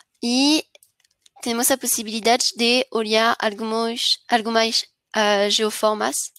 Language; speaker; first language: Spanish; non-native, learner; French